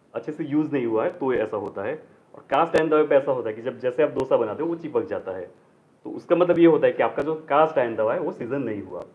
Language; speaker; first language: Hindi; non-native, local second language; Gujarati